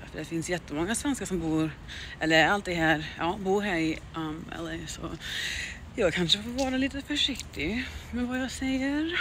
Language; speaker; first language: Swedish; early bilingual, heritage; Swedish